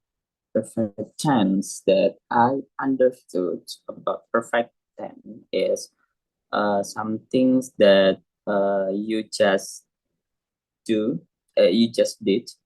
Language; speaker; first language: English; non-native, learner; Indonesian